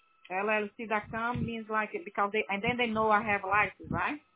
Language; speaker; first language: English; non-native, learner; Portuguese